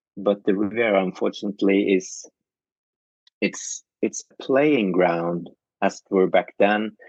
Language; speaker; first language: English; non-native, fluent; Norwegian